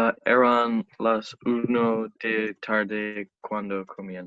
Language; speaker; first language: Spanish; non-native, learner; English